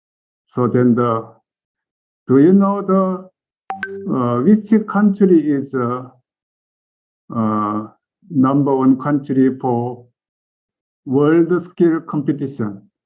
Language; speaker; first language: English; non-native, learner; Korean